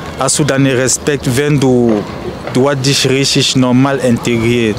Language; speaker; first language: German; non-native, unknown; French